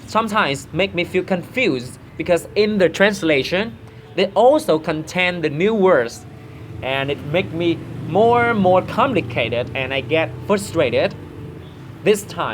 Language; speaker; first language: English; non-native, learner; Vietnamese